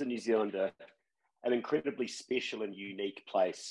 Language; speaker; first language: English; native; English